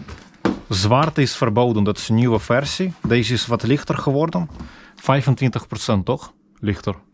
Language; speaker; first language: Dutch; non-native, fluent; Russian